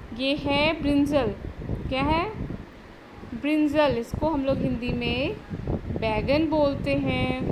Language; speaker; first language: Hindi; native; Hindi